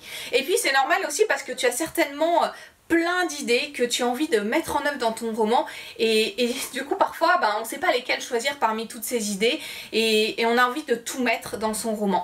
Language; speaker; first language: French; native; French